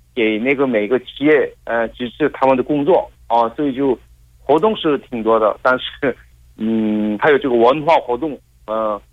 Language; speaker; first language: Chinese; non-native, fluent; Korean